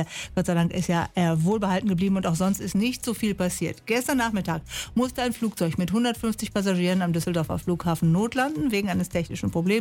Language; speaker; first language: German; native; German